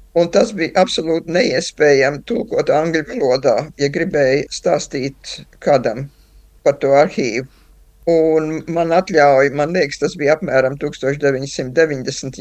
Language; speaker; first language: Latvian; early bilingual, heritage; Latvian